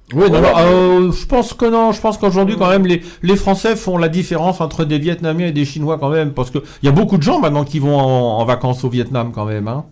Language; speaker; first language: French; native; French